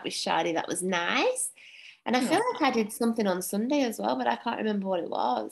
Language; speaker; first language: English; native; English